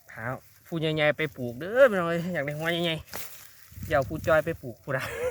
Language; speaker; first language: Thai; native; Thai